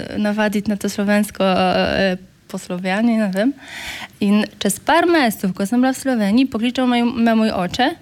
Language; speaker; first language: Slovenian; non-native, fluent; Polish